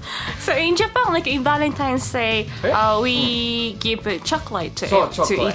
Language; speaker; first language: English; non-native, fluent; Japanese